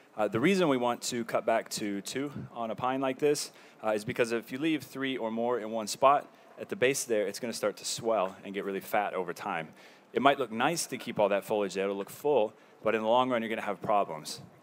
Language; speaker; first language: English; native; English